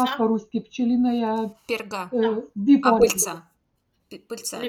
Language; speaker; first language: Russian; non-native, fluent; Lithuanian